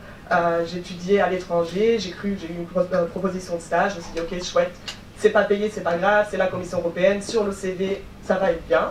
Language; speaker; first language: French; native; French